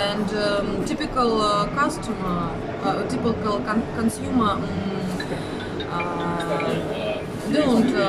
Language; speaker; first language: English; non-native, learner; Russian